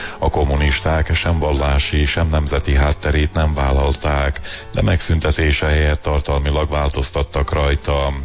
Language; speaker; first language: Hungarian; native; Hungarian